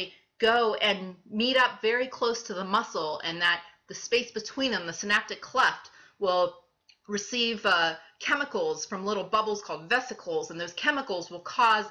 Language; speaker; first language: English; native; English